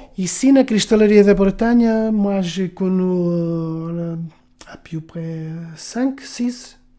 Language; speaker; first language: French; non-native, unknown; Portuguese